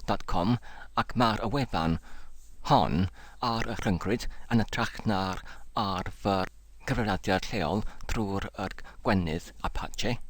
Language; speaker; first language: Welsh; non-native, learner; English